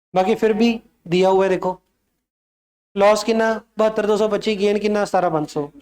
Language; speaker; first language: Hindi; non-native, local second language; Punjabi